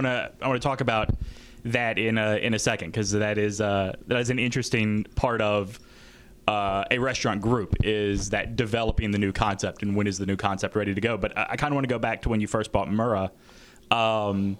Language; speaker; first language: English; native; English